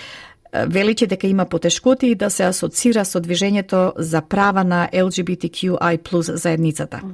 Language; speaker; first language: Macedonian; native; Macedonian